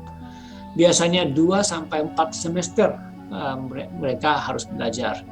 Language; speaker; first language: Indonesian; non-native, fluent; Japanese